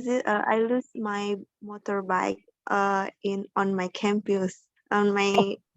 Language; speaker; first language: English; non-native, learner; Indonesian